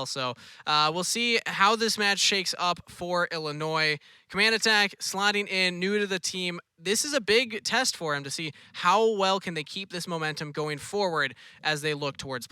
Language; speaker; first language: English; native; English